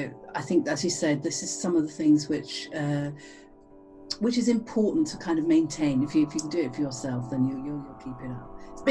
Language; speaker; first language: English; native; English